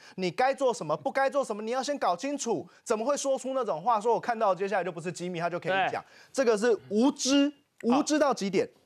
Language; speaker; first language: Chinese; native; Chinese